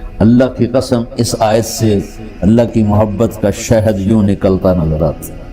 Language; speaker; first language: Urdu; non-native, local second language; Punjabi